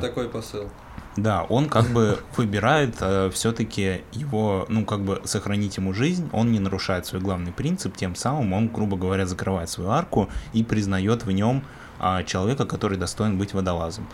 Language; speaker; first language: Russian; native; Russian